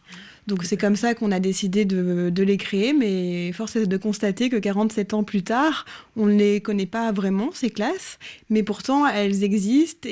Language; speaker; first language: French; native; French